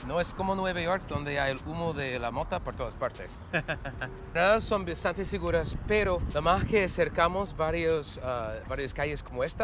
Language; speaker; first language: Spanish; non-native, fluent; English